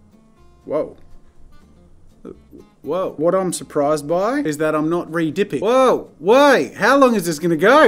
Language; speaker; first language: English; native; English